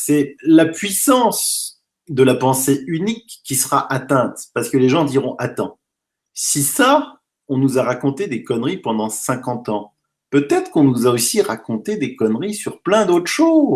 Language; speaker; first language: French; native; French